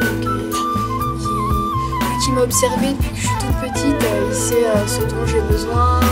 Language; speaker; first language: French; native; French